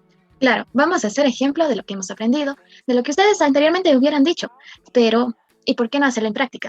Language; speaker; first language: Spanish; native; Spanish